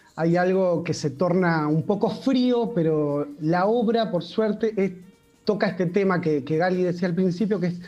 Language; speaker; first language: Spanish; native; Spanish